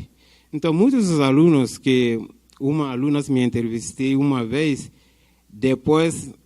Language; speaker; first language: Portuguese; non-native, fluent; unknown